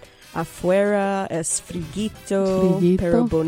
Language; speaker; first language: Spanish; non-native, local second language; English